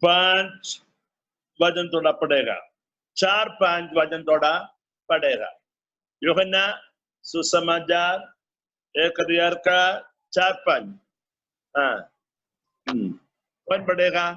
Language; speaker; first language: Hindi; non-native, learner; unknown